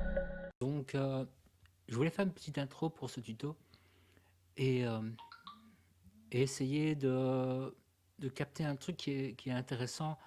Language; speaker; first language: French; native; French